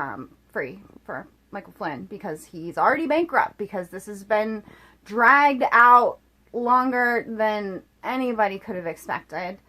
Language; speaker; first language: English; native; English